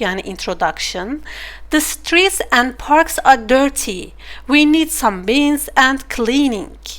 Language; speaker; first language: English; non-native, fluent; Turkish